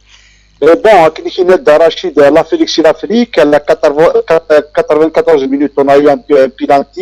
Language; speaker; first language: French; non-native, local second language; Kabyle